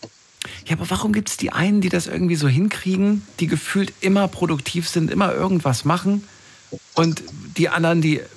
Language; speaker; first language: German; native; German